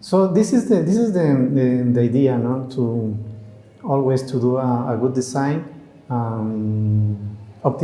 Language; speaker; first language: English; non-native, learner; Spanish